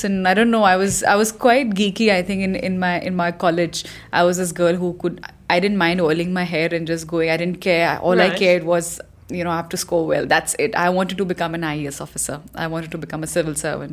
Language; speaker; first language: English; non-native, local second language; Hindi